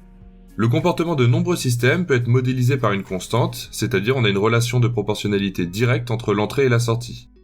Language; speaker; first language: French; native; French